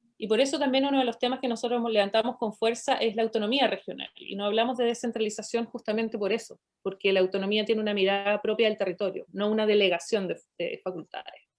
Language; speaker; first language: Spanish; native; Spanish